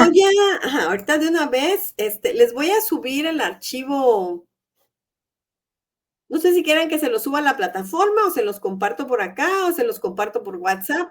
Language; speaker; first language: Spanish; native; Spanish